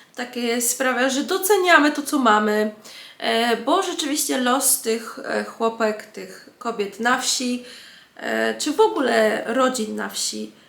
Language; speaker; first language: Polish; native; Polish